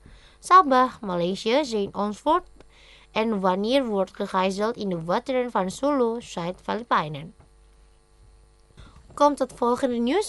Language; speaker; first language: Dutch; non-native, fluent; Indonesian